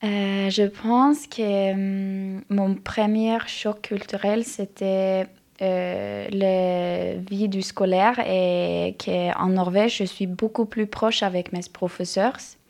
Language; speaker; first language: French; non-native, learner; Norwegian